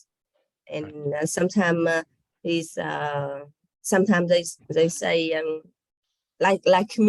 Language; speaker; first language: English; non-native, learner; Vietnamese